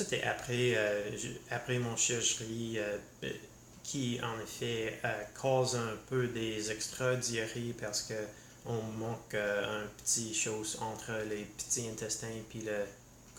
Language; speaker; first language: French; non-native, learner; English